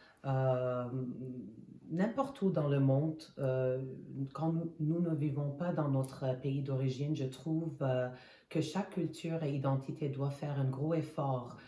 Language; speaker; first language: French; non-native, fluent; Armenian